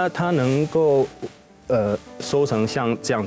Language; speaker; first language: Chinese; native; Chinese